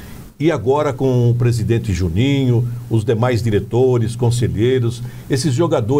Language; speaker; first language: Portuguese; native; Portuguese